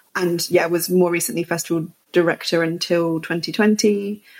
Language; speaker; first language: English; native; English